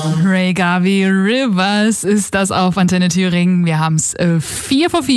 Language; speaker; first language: German; native; German